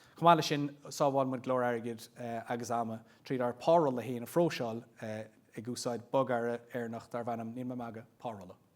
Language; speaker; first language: Irish; non-native, local second language; English